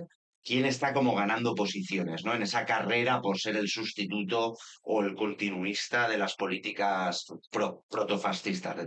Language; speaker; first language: Spanish; native; Spanish